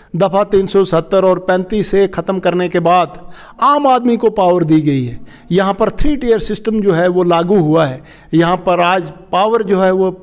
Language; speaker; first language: Hindi; non-native, local second language; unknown